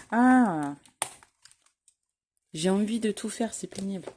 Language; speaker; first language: French; native; French